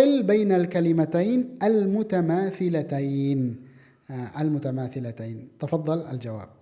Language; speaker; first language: Arabic; non-native, fluent; Indonesian